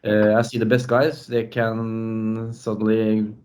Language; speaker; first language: English; non-native, fluent; Norwegian